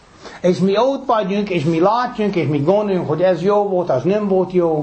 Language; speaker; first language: Hungarian; non-native, fluent; English